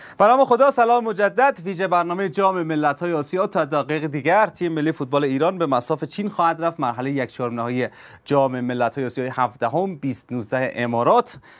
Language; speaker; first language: Persian; native; Persian